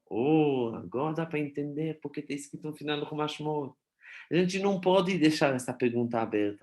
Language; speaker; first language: Portuguese; non-native, fluent; Hebrew